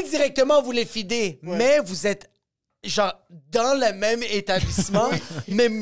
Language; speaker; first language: French; native; French